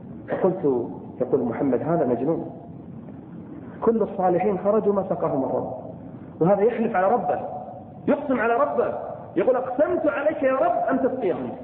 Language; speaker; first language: Arabic; native; Arabic